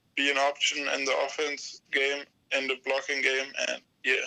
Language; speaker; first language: English; non-native, fluent; German